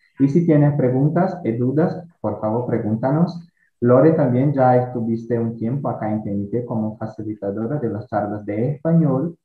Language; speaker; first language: Spanish; non-native, fluent; Portuguese